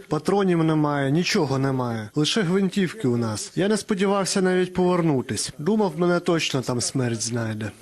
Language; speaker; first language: Ukrainian; native; Ukrainian